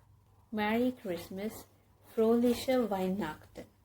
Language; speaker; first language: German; non-native, learner; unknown